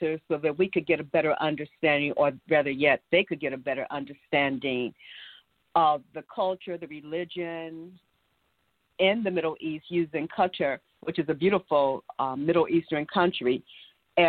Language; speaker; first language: English; native; English